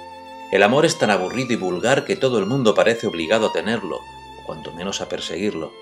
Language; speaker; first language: Spanish; native; Spanish